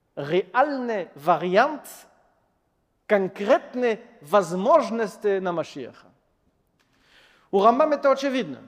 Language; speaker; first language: Russian; non-native, fluent; French